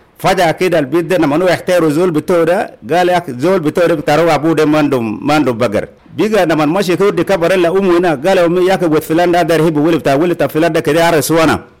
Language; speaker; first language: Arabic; non-native, local second language; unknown